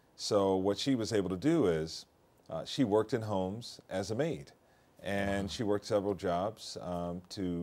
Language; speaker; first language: English; native; English